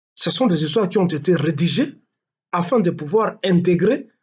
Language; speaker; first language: French; non-native, local second language; Swahili